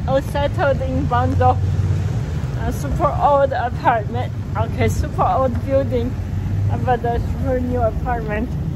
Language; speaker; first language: English; non-native, fluent; Chinese